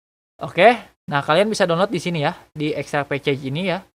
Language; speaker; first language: Indonesian; native; Indonesian